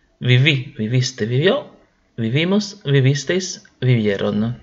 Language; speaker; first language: Spanish; non-native, fluent; Italian